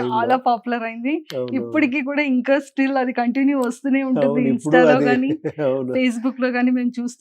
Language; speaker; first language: Telugu; native; Telugu